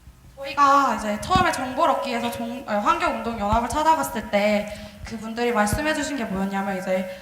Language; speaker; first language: Korean; native; Korean